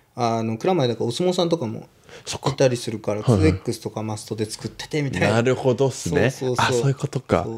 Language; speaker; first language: Japanese; native; Japanese